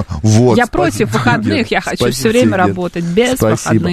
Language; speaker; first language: Russian; native; Russian